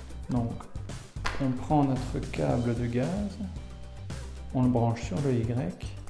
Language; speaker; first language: French; native; French